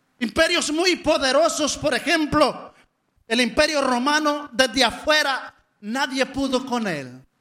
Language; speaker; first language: Spanish; native; Spanish